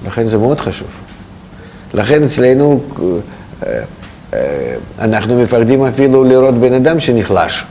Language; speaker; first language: Hebrew; non-native, fluent; Russian